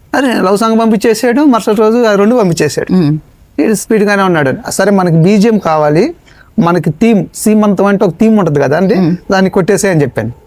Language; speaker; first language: Telugu; native; Telugu